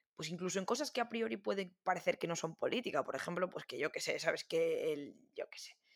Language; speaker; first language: Spanish; native; Spanish